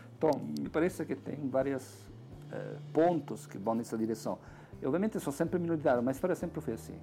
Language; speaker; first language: Portuguese; non-native, fluent; Italian